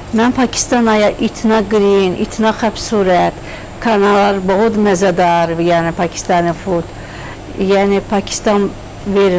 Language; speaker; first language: Hindi; non-native, learner; Turkish